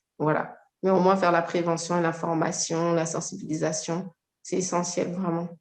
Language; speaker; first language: French; native; French